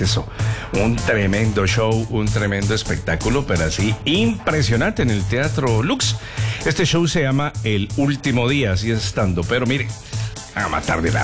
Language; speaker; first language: Spanish; native; Spanish